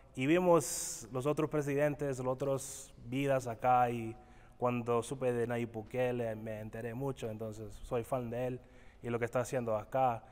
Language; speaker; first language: Spanish; early bilingual, heritage; English